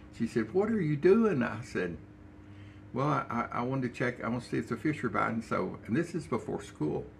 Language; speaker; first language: English; native; English